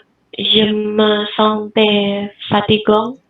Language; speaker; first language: French; non-native, learner; Indonesian